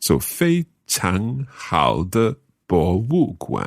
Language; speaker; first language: Chinese; non-native, learner; English